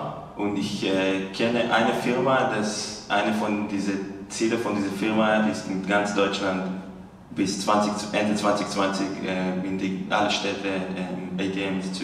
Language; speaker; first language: German; non-native, fluent; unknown